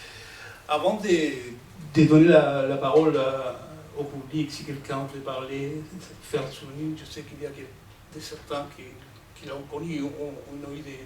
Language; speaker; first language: French; non-native, fluent; Spanish